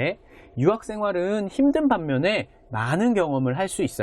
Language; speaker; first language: Korean; native; Korean